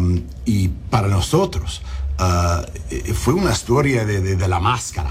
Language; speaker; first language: Spanish; non-native, learner; English